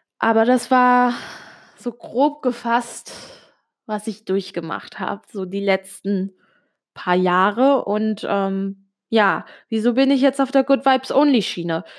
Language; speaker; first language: German; early bilingual, other home language; Italian